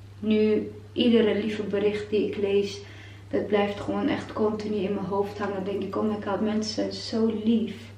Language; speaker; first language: Dutch; non-native, fluent; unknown